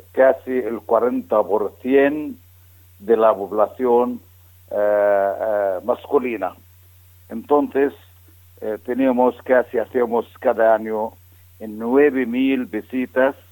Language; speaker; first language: Spanish; non-native, fluent; Arabic